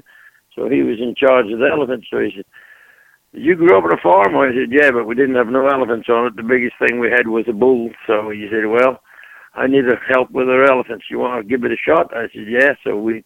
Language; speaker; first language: English; native; English